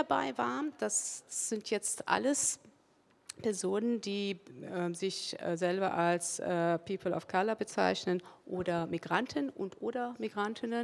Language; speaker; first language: German; early bilingual, other home language; Spanish